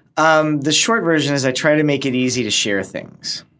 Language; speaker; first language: English; native; English